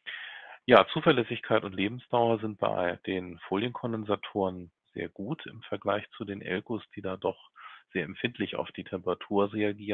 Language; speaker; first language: German; native; German